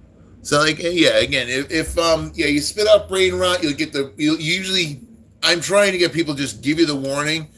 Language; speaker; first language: English; native; English